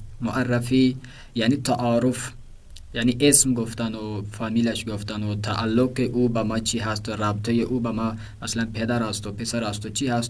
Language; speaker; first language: Persian; non-native, fluent; Urdu